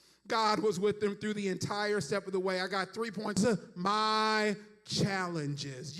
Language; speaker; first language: English; native; English